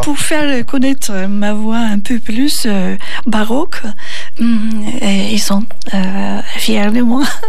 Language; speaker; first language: French; non-native, learner; Turkish